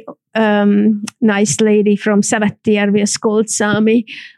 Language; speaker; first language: English; non-native, fluent; Hungarian